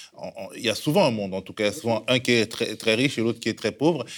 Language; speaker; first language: French; native; French